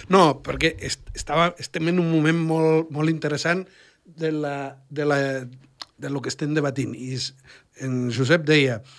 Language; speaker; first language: Catalan; native; Catalan